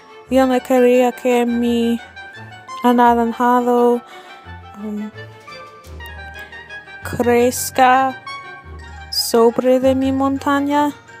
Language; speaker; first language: Spanish; non-native, learner; English